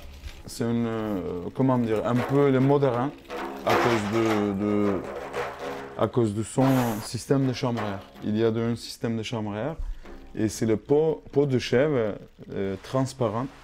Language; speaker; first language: French; non-native, learner; Kurdish